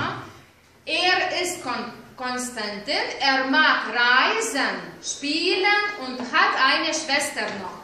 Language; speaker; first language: German; non-native, fluent; Lithuanian